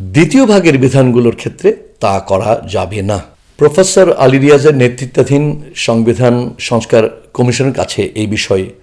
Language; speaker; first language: Bangla; non-native, local second language; Chakma